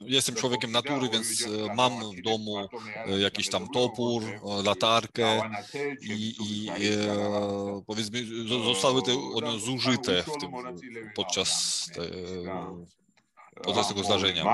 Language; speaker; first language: Polish; non-native, fluent; Georgian